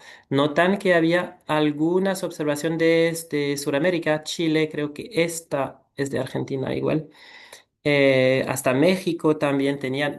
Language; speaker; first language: Spanish; non-native, fluent; French